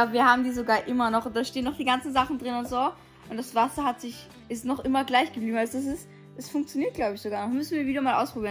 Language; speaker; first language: German; native; German